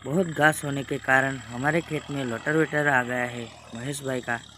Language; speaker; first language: Hindi; non-native, local second language; Gujarati